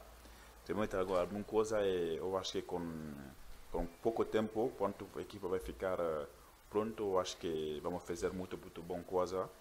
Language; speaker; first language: Portuguese; non-native, learner; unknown